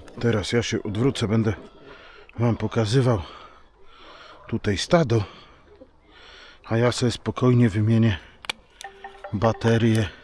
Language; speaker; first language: Polish; native; Polish